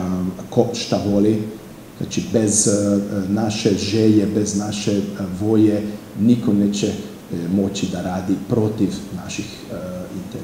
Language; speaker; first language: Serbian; non-native, fluent; Hungarian